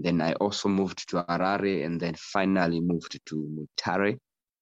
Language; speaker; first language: English; non-native, local second language; Shona